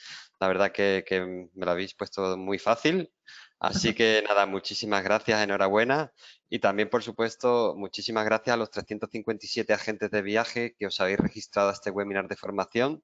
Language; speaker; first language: Spanish; native; Spanish